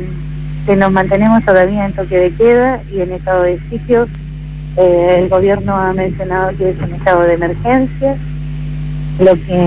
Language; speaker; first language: Spanish; native; Spanish